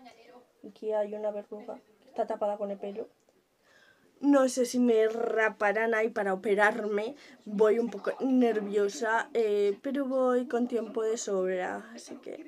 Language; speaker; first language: Spanish; native; Spanish